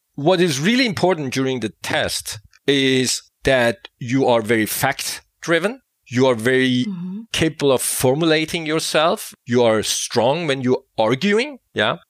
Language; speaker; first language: English; non-native, fluent; Danish